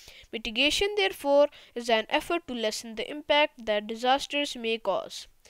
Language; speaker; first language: English; non-native, local second language; Urdu